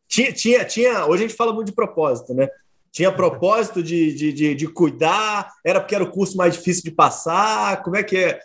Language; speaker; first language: Portuguese; native; Portuguese